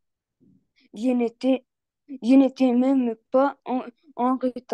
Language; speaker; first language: French; non-native, learner; Arabic